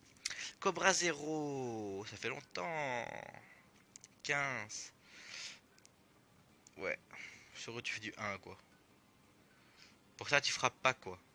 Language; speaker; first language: French; native; French